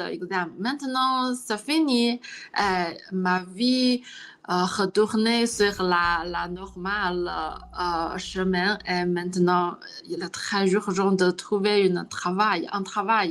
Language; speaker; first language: French; non-native, learner; Chinese